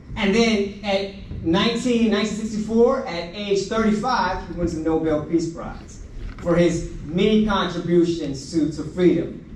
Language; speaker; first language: English; native; English